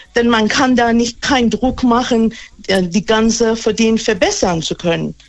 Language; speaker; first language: German; non-native, fluent; Persian